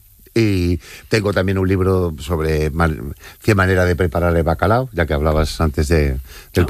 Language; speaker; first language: Spanish; native; Spanish